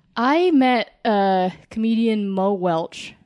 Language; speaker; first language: English; native; English